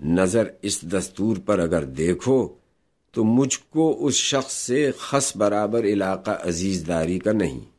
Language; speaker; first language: Urdu; native; Urdu